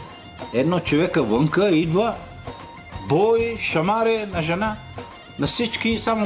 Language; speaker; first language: Bulgarian; non-native, learner; Swahili